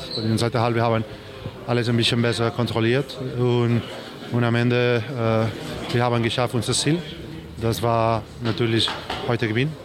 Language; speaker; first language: German; non-native, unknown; Spanish